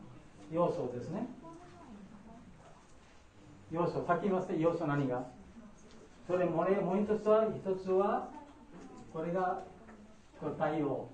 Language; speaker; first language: Japanese; non-native, fluent; Bangla